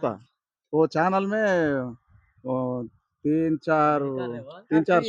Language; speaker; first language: Hindi; non-native, local second language; Telugu